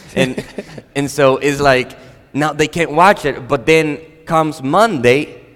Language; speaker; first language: English; non-native, fluent; Spanish